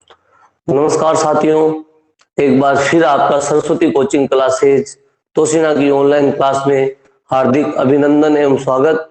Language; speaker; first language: Hindi; native; Hindi